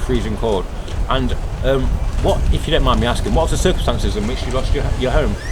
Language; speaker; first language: English; native; English